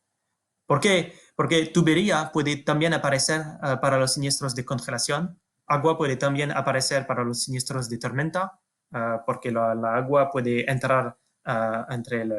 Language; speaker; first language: Spanish; non-native, fluent; French